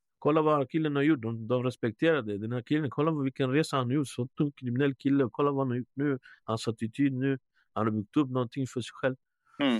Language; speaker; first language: Swedish; early bilingual, other home language; Spanish